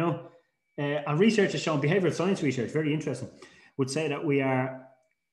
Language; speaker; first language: English; native; English